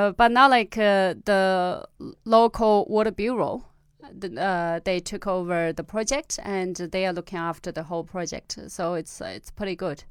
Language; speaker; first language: English; non-native, fluent; Tibetan